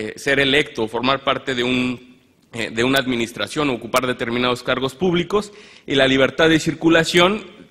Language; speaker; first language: Spanish; native; Spanish